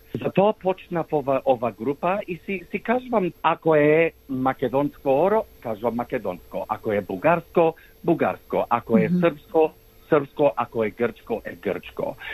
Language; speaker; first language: Macedonian; early bilingual, heritage; Macedonian